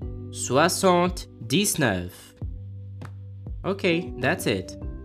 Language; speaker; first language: English; non-native, fluent; Portuguese